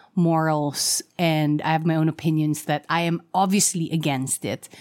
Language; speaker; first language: English; non-native, local second language; Filipino